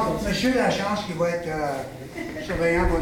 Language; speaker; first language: French; native; French